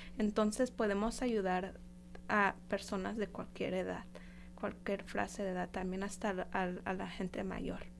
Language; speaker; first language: Spanish; non-native, fluent; English